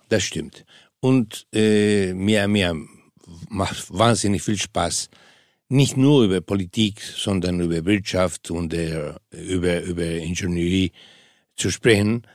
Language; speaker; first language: German; non-native, fluent; Spanish